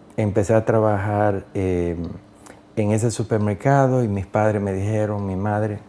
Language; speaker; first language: Spanish; native; Spanish